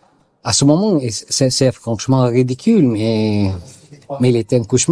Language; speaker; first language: French; non-native, learner; Italian